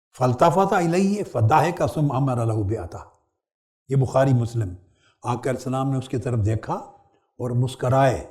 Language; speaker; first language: Urdu; native; Urdu